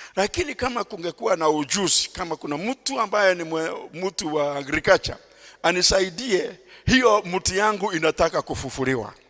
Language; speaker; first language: Swahili; non-native, local second language; Kikuyu